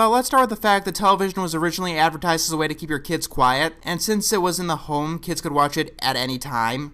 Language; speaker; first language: English; native; English